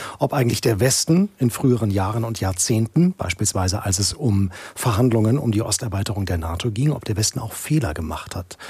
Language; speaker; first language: German; native; German